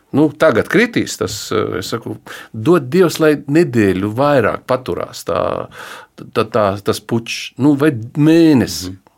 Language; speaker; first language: Latvian; native; Latvian